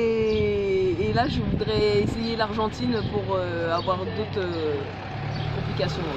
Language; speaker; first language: French; native; French